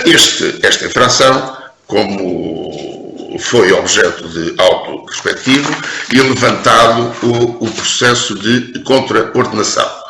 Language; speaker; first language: Portuguese; native; Portuguese